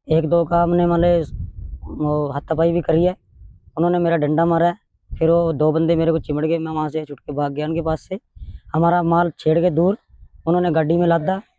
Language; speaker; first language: Hindi; non-native, local second language; Punjabi